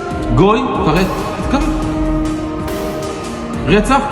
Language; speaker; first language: Hebrew; native; Hebrew